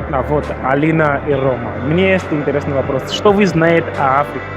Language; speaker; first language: Russian; non-native, fluent; Portuguese